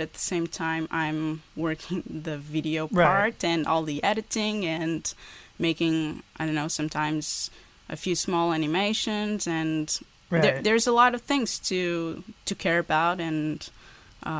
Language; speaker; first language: English; non-native, fluent; Portuguese